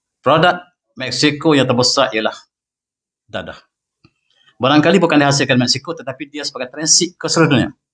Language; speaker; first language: Malay; native; Malay